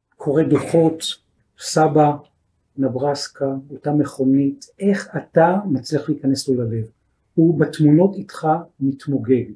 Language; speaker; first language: Hebrew; native; Hebrew